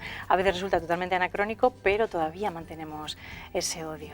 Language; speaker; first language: Spanish; native; Spanish